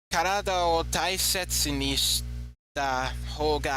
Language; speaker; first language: Japanese; non-native, learner; English